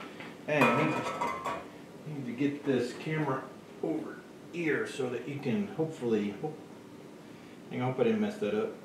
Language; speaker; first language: English; native; English